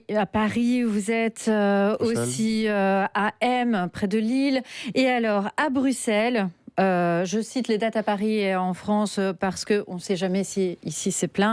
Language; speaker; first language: French; native; French